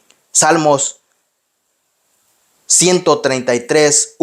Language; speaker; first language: Spanish; native; Spanish